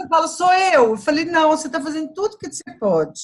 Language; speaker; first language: Portuguese; native; Portuguese